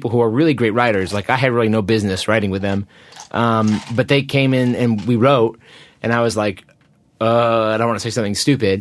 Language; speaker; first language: English; native; English